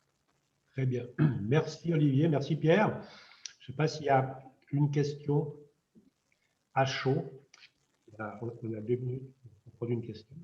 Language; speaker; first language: French; native; French